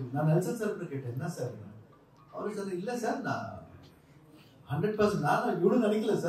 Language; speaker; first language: Tamil; non-native, learner; Kannada